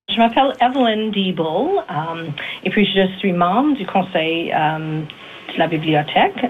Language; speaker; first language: French; native; French